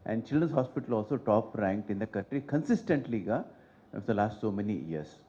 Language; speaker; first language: English; non-native, local second language; Telugu